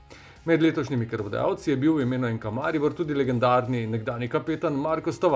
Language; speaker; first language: Slovenian; native; Slovenian